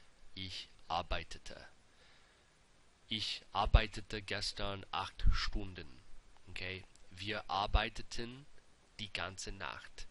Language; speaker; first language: German; non-native, fluent; English